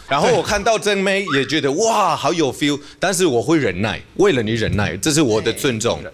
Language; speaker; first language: Chinese; non-native, fluent; Spanish